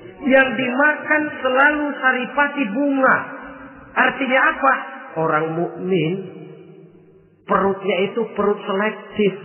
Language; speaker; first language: Indonesian; native; Indonesian